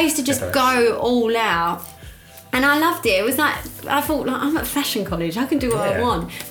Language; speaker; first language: English; native; English